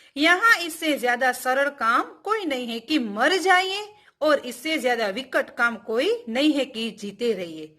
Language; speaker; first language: Hindi; non-native, local second language; Gujarati